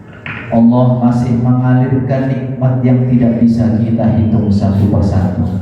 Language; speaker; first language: Indonesian; non-native, local second language; Javanese